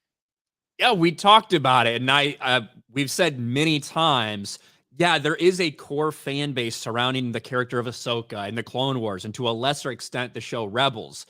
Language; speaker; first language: English; native; English